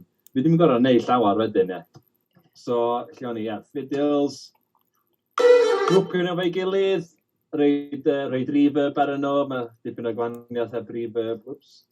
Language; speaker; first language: Welsh; native; Welsh